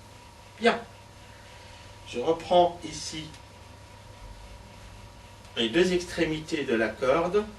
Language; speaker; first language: French; native; French